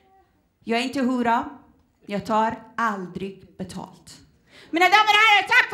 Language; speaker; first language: Swedish; non-native, fluent; Persian